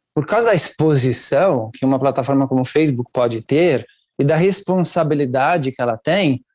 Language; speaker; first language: Portuguese; non-native, fluent; Italian